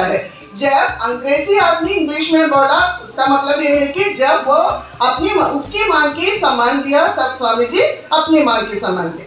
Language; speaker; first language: Hindi; non-native, local second language; Malayalam